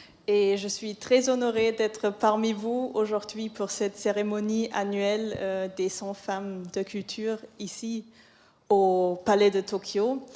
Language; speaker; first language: French; non-native, fluent; German